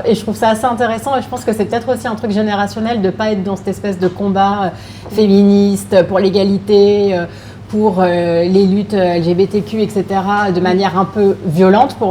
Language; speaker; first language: French; native; French